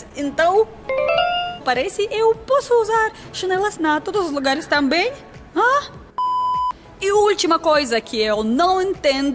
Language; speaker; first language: Portuguese; non-native, learner; Russian